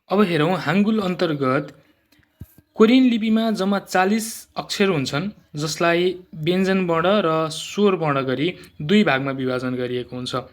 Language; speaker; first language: Nepali; native; Nepali